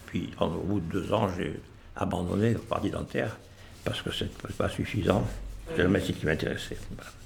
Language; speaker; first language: French; native; French